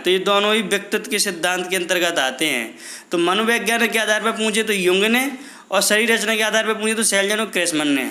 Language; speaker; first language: Hindi; native; Hindi